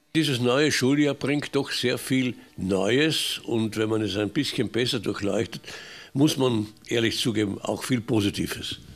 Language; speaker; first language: German; native; German